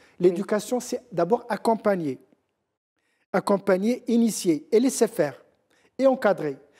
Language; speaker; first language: French; non-native, local second language; Central Atlas Tamazight